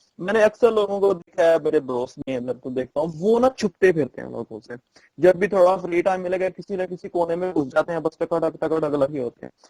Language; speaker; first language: Urdu; non-native, local second language; Punjabi